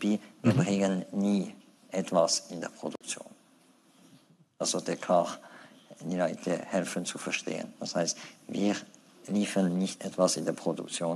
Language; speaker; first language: German; non-native, fluent; French